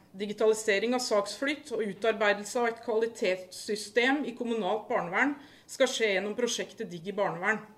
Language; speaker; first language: Norwegian; native; Norwegian